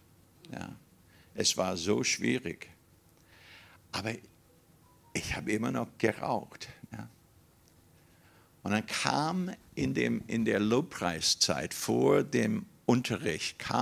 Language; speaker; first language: German; non-native, fluent; English